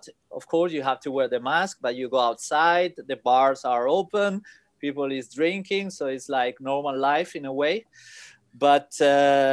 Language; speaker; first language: English; non-native, fluent; Spanish